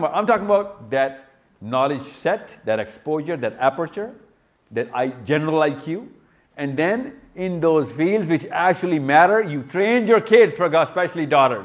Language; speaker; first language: English; non-native, local second language; Urdu